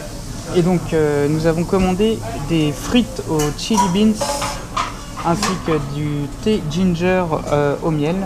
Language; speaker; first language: French; native; French